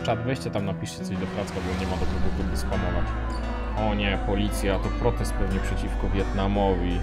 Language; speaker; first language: Polish; native; Polish